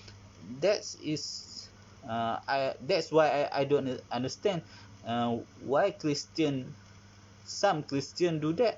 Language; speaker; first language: English; non-native, learner; Malay